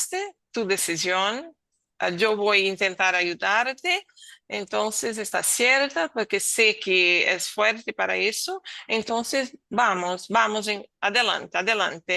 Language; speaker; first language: Spanish; non-native, learner; Portuguese